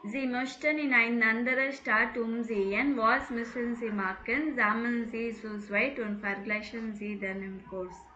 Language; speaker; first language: German; non-native, fluent; Tamil